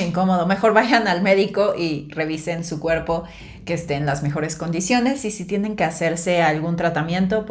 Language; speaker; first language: Spanish; native; Spanish